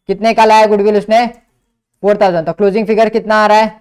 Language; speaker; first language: Hindi; non-native, local second language; Marathi